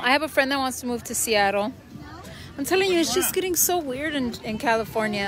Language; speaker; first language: English; early bilingual, other home language; Spanish